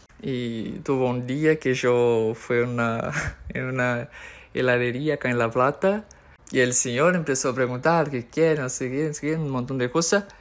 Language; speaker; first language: Spanish; non-native, fluent; Portuguese